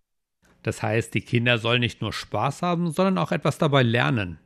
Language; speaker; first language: German; non-native, fluent; Chinese